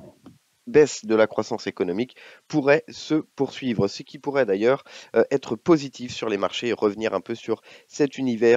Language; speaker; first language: French; native; French